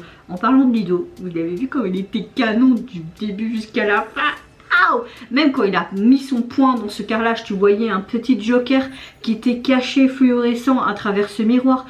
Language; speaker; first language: French; native; French